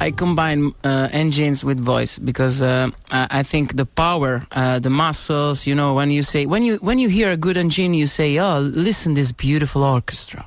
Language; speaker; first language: English; non-native, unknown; Italian